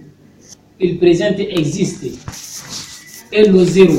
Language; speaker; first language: Italian; non-native, learner; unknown